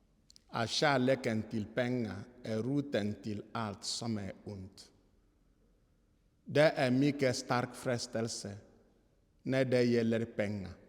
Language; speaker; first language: Swedish; non-native, fluent; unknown